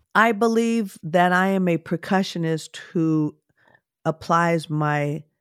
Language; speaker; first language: English; native; English